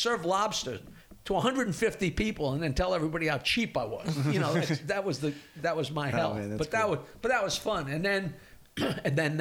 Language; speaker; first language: English; native; English